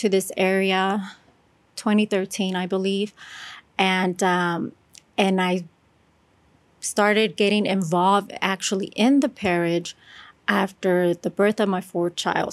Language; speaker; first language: English; native; English